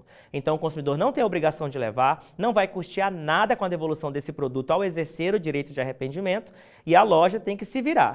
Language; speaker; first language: Portuguese; native; Portuguese